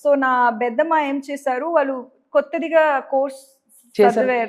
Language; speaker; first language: Telugu; non-native, local second language; Tamil